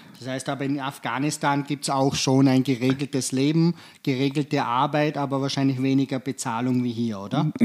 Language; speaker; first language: German; native; German